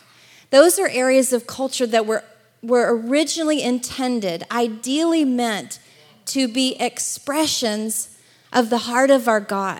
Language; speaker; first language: English; native; English